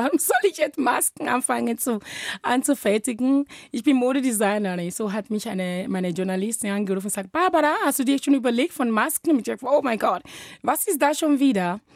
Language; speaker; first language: German; non-native, fluent; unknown